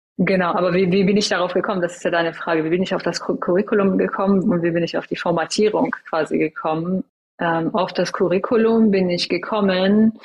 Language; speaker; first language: German; early bilingual, other home language; Persian